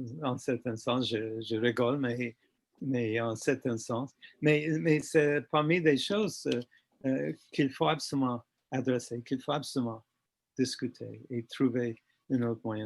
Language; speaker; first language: French; non-native, fluent; English